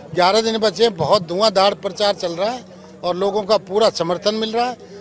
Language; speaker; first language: Hindi; native; Hindi